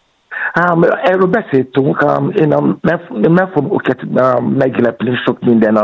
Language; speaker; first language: Hungarian; non-native, fluent; Yoruba